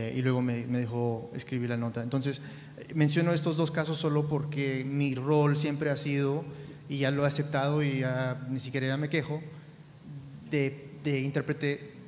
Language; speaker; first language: Spanish; early bilingual, heritage; Spanish